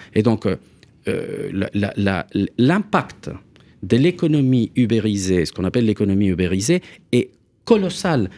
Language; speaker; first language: French; non-native, fluent; Spanish